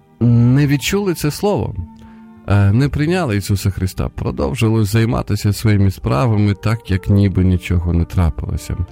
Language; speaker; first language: Ukrainian; non-native, local second language; Russian